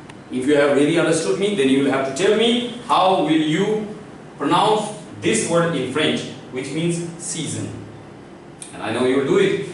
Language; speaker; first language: English; non-native, local second language; Hindi